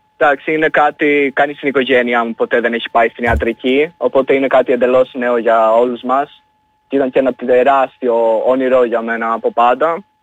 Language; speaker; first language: Greek; early bilingual, other home language; Albanian